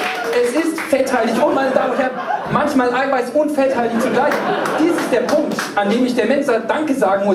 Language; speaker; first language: German; native; German